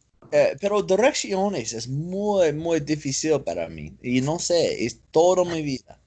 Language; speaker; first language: Spanish; non-native, learner; English